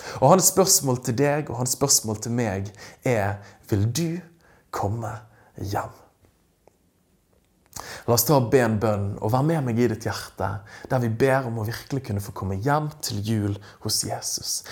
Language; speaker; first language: Norwegian; native; Norwegian